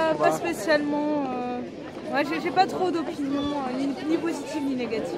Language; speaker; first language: French; native; French